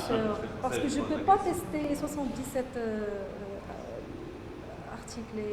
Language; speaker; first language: French; non-native, local second language; Arabic